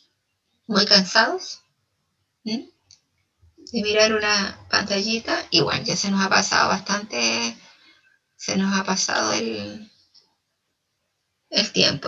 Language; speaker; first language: Spanish; native; Spanish